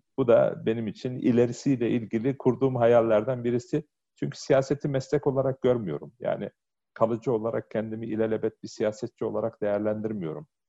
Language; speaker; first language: Turkish; early bilingual, heritage; Turkish